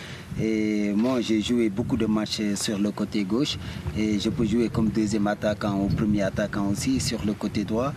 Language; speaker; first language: French; early bilingual, heritage; Italian